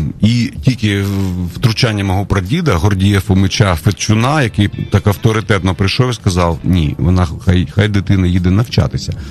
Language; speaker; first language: Ukrainian; non-native, local second language; Russian